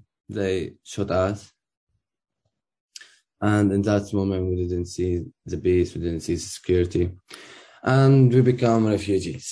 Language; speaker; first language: English; non-native, learner; Arabic